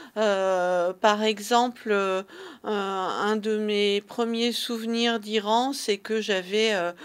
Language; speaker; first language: French; early bilingual, other home language; Persian